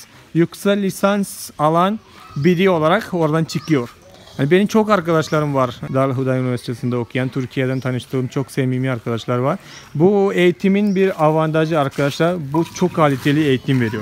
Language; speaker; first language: Turkish; non-native, fluent; Malayalam